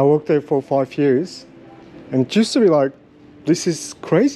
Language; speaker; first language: English; non-native, fluent; Turkish